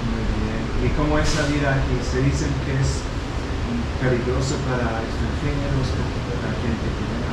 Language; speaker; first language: Spanish; non-native, learner; English